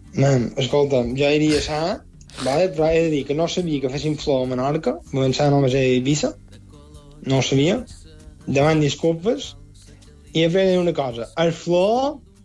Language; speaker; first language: Catalan; native; Catalan